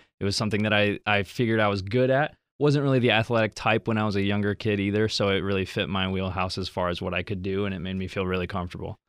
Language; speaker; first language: English; native; English